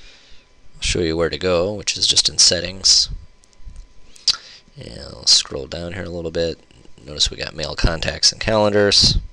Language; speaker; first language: English; native; English